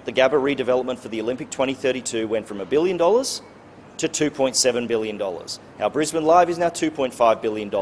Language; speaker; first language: English; native; English